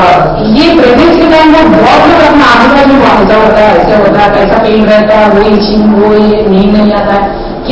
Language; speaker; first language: Hindi; non-native, local second language; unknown